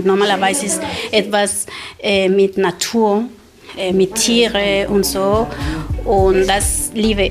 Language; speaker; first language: German; non-native, learner; Spanish